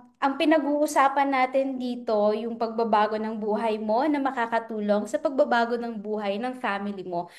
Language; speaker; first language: Filipino; non-native, local second language; Cebuano